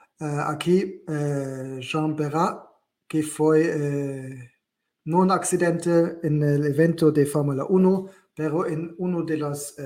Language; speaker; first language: Spanish; non-native, learner; German